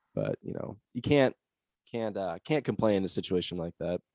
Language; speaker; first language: English; native; English